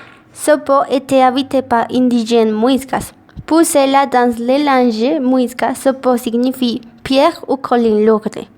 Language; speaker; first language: French; non-native, learner; Spanish